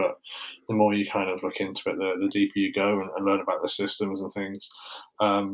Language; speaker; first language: English; native; English